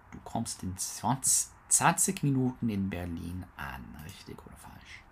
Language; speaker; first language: German; non-native, learner; English